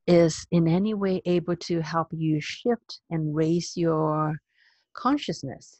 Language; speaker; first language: English; non-native, local second language; Cantonese